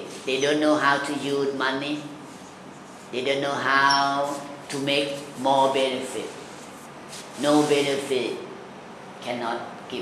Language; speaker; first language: English; non-native, learner; Thai